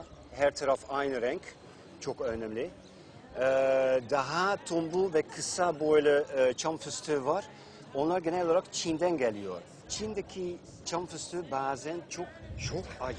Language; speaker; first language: Turkish; non-native, fluent; Dutch